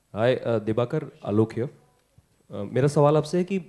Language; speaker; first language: Hindi; native; Hindi